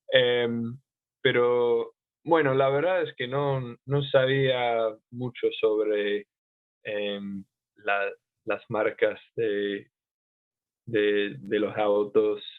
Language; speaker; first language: Spanish; non-native, fluent; English